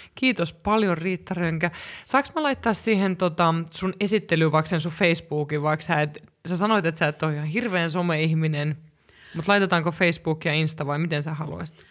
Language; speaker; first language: Finnish; native; Finnish